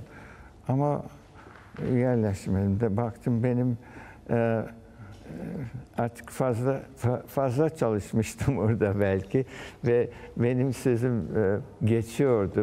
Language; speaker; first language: Turkish; early bilingual, heritage; Turkish